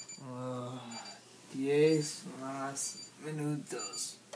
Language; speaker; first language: Spanish; non-native, learner; English